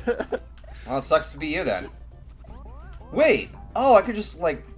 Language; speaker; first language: English; native; English